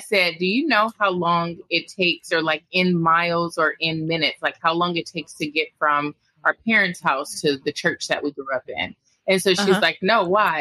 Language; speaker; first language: English; native; English